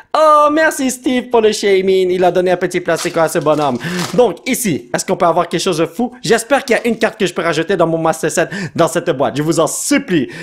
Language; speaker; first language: French; native; French